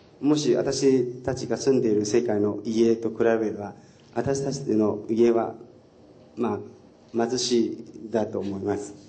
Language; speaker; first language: Japanese; non-native, fluent; Chinese